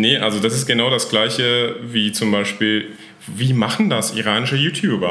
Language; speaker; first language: German; non-native, fluent; Persian